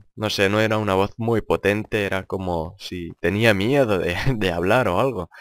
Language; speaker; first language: Spanish; non-native, fluent; Lithuanian